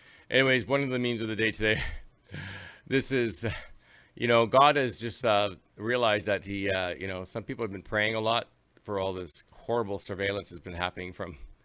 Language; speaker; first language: English; early bilingual, other home language; French